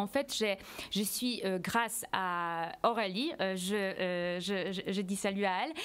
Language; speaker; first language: French; non-native, fluent; Polish